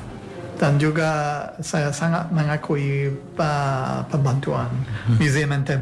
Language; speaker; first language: Indonesian; non-native, fluent; English